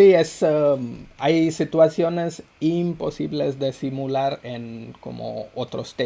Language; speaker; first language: Spanish; non-native, fluent; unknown